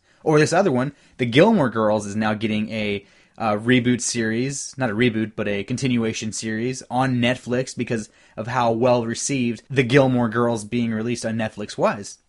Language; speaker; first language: English; native; English